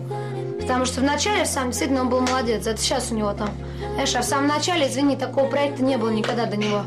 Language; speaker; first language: Russian; native; Russian